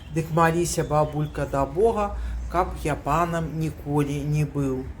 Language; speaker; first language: Belarusian; native; Belarusian